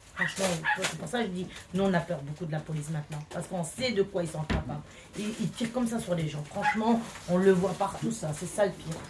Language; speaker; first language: French; non-native, local second language; Romany